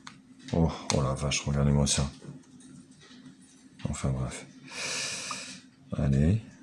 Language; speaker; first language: French; native; French